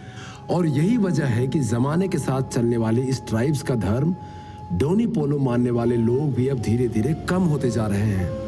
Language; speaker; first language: Hindi; native; Hindi